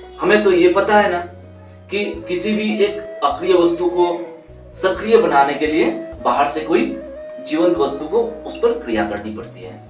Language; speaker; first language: Hindi; non-native, local second language; Bangla